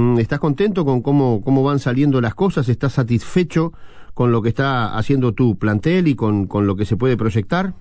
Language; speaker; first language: Spanish; native; Spanish